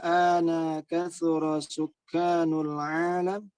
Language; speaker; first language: Arabic; non-native, learner; Indonesian